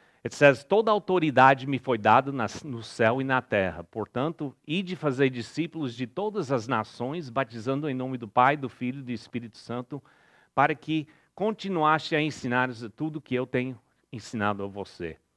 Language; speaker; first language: Portuguese; early bilingual, other home language; English